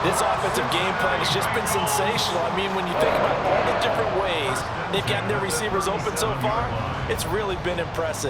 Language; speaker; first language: English; native; English